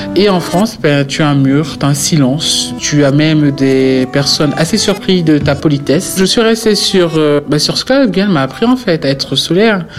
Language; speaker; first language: French; native; French